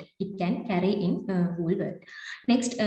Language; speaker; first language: English; non-native, learner; Sinhala